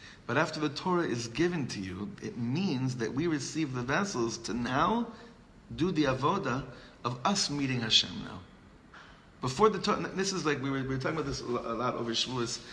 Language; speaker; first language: English; native; English